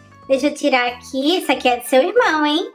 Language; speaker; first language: Portuguese; native; Portuguese